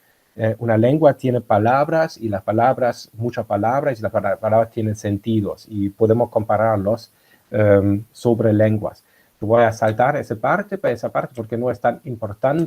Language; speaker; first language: Spanish; non-native, fluent; German